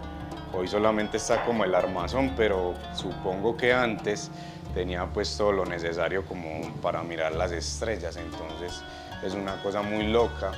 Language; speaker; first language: Spanish; native; Spanish